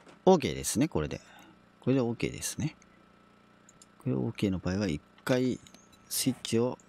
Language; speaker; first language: Japanese; native; Japanese